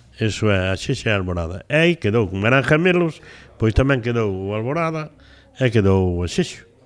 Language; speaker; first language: Galician; native; Galician